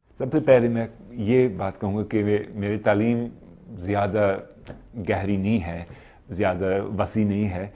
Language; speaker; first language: Urdu; non-native, fluent; English